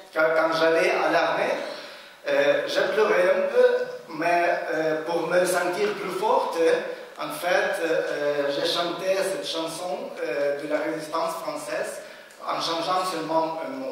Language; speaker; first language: French; non-native, fluent; Ukrainian